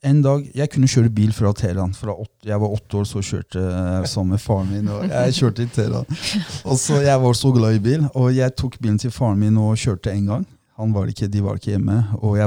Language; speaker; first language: Norwegian; early bilingual, other home language; Persian